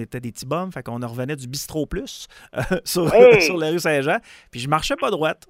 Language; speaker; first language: French; native; French